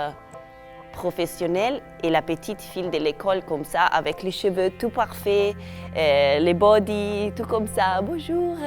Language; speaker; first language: French; non-native, fluent; Italian